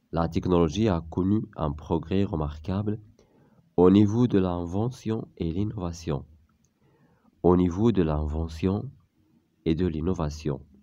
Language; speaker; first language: French; non-native, local second language; Arabic